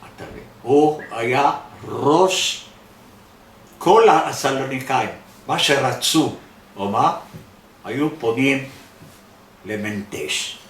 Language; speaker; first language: Hebrew; non-native, fluent; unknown